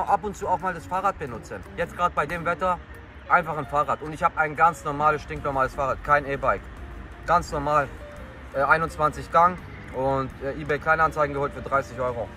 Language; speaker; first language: German; native; German